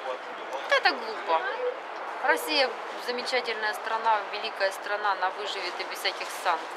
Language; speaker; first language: Russian; native; Russian